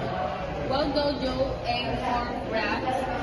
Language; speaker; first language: English; non-native, learner; Spanish